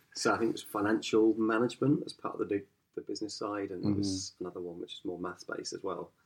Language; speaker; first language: English; native; English